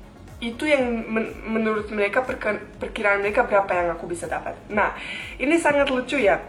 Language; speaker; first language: Indonesian; non-native, fluent; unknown